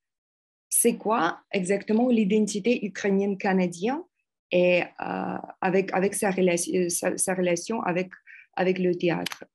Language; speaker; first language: French; non-native, fluent; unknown